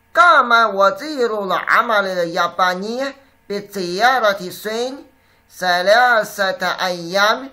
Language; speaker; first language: Arabic; non-native, fluent; Chinese